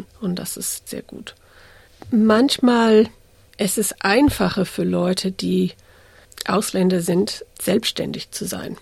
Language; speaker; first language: German; non-native, fluent; English